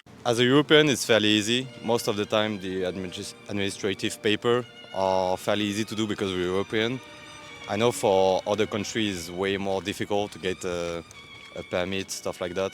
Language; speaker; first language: English; non-native, fluent; French